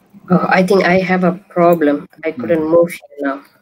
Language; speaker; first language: English; non-native, local second language; Tamil